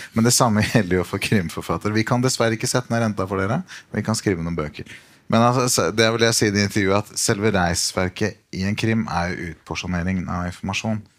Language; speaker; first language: Norwegian; native; Norwegian